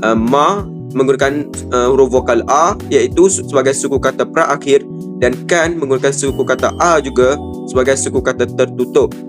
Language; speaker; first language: Malay; native; Malay